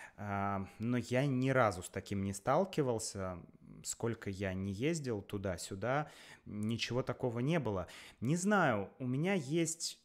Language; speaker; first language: Russian; native; Russian